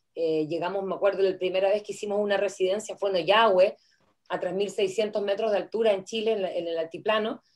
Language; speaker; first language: Spanish; native; Spanish